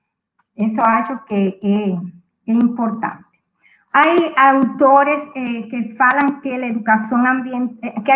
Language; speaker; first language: Portuguese; non-native, fluent; Spanish